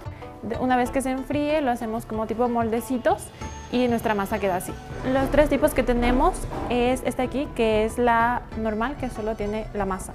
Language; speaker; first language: Spanish; native; Spanish